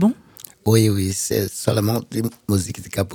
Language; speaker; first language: French; non-native, fluent; Portuguese